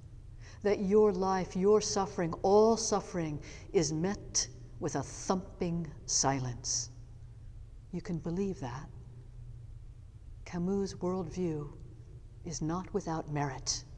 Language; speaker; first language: English; native; English